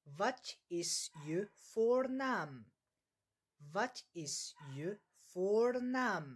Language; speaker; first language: Dutch; non-native, learner; Arabic